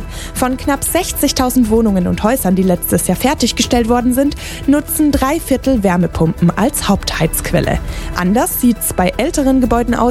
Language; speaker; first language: German; native; German